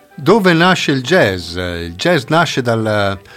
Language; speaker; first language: Italian; native; Italian